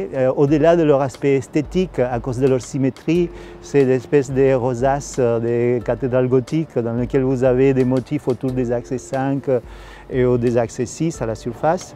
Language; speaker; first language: French; non-native, fluent; Spanish